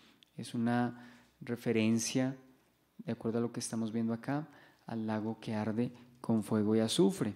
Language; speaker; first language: Spanish; native; Spanish